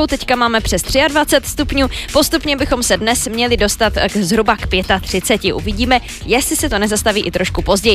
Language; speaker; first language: Czech; native; Czech